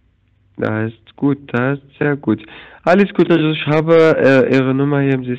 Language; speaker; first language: German; non-native, fluent; Arabic